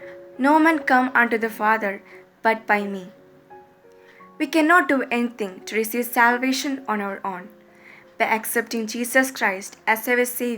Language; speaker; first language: English; non-native, local second language; Malayalam